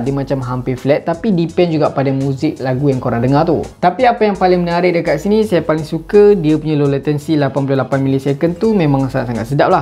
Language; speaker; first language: Malay; native; Malay